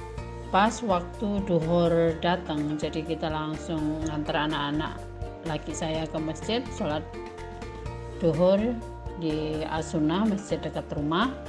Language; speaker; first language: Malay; non-native, local second language; Javanese